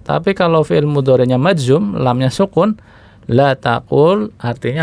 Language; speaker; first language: Indonesian; native; Indonesian